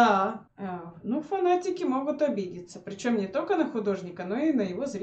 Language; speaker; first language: Russian; native; Russian